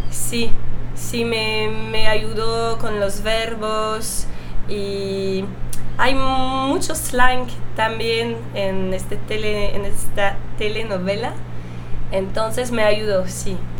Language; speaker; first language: Spanish; non-native, fluent; French